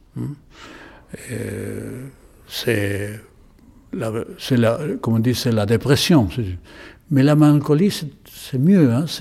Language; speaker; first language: French; non-native, fluent; Spanish